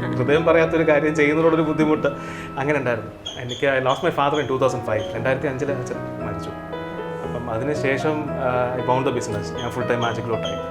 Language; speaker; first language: Malayalam; non-native, local second language; Tamil